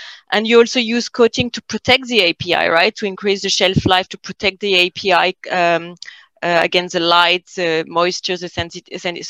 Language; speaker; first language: English; non-native, fluent; French